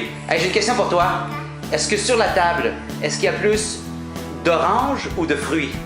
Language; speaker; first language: French; native; French